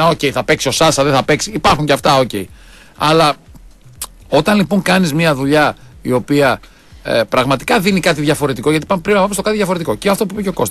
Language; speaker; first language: Greek; native; Greek